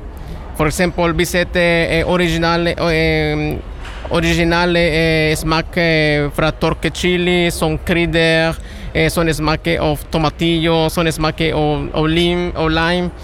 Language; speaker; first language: Norwegian; non-native, learner; Spanish